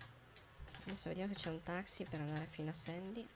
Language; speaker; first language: Italian; native; Italian